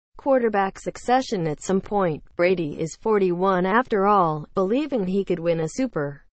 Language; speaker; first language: English; native; English